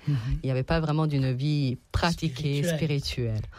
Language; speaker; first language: French; non-native, fluent; Serbian